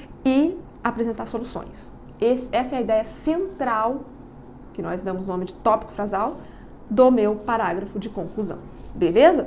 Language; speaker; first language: Portuguese; native; Portuguese